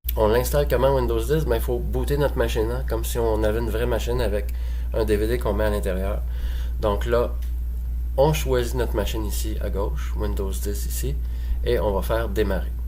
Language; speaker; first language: French; native; French